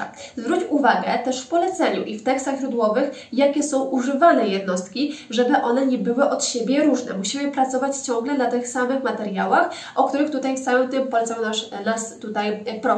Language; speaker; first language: Polish; native; Polish